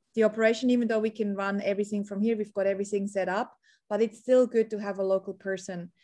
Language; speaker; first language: English; non-native, fluent; Swiss German